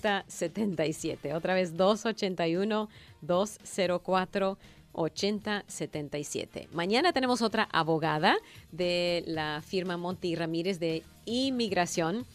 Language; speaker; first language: Spanish; native; Spanish